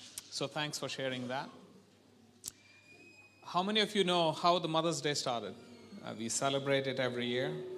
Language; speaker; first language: English; non-native, local second language; Malayalam